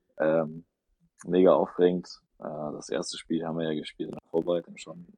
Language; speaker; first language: German; early bilingual, other home language; Russian